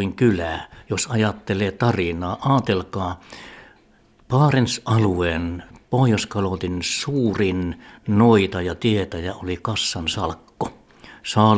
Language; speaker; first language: Finnish; early bilingual, heritage; Finnish